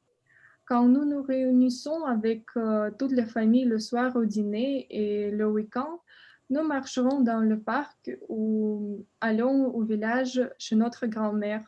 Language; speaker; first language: French; non-native, learner; Russian